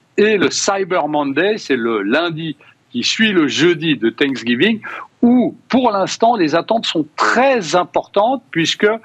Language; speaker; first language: French; native; French